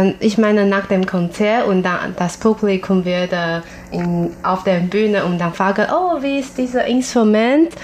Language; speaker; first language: German; non-native, learner; Chinese